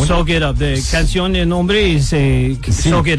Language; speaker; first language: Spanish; non-native, learner; English